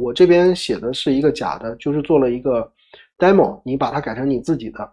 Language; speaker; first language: Chinese; native; Chinese